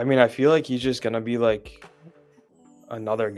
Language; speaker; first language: English; native; English